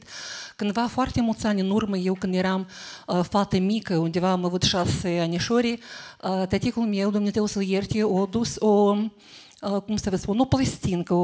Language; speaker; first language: Romanian; native; Romanian